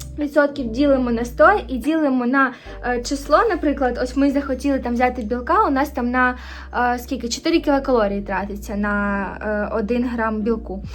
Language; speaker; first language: Ukrainian; non-native, local second language; Russian